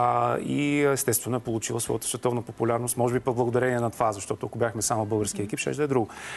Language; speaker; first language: Bulgarian; native; Bulgarian